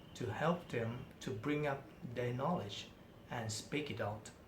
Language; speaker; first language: English; non-native, fluent; Thai